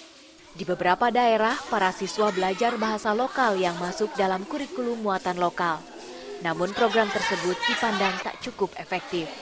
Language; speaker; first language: Indonesian; native; Indonesian